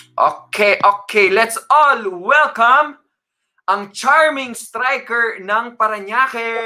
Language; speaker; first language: Filipino; native; Filipino